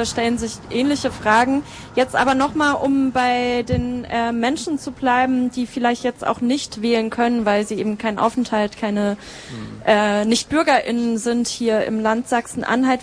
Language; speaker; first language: German; native; German